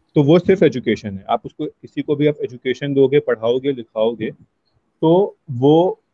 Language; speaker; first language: Hindi; native; Hindi